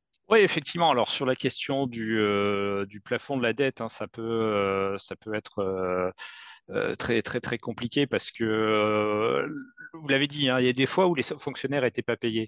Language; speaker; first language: French; native; French